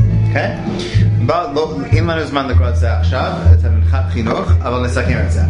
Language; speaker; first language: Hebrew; non-native, fluent; English